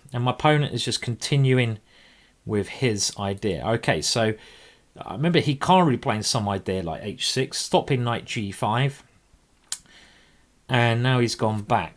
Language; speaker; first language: English; native; English